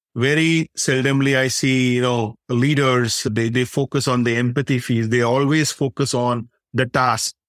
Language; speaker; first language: English; non-native, local second language; Hindi